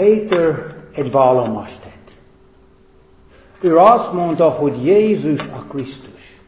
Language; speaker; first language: Hungarian; non-native, fluent; English